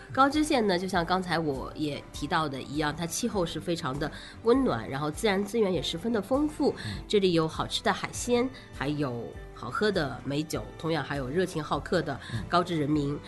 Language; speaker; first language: Chinese; native; Chinese